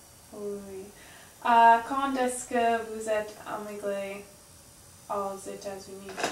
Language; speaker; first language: French; non-native, learner; English